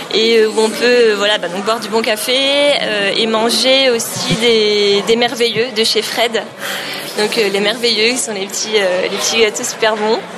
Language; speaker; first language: French; native; French